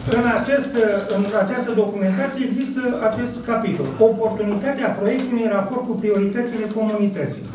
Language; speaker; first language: Romanian; native; Romanian